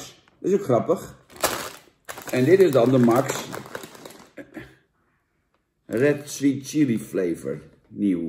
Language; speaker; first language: Dutch; native; Dutch